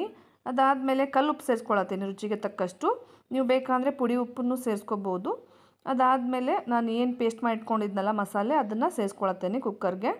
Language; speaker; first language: Kannada; native; Kannada